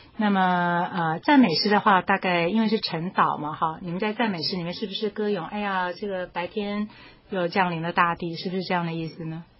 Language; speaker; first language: Chinese; native; Chinese